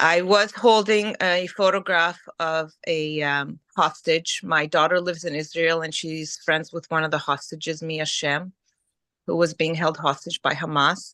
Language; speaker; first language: English; early bilingual, other home language; Ukrainian